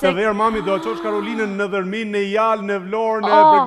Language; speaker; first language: Albanian; native; Albanian